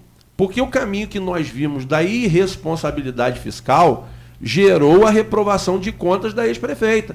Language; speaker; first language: Portuguese; native; Portuguese